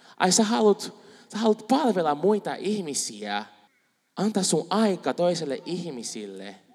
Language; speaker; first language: Finnish; non-native, fluent; Spanish